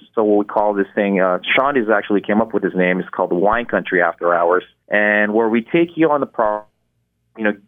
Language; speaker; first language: English; non-native, local second language; Filipino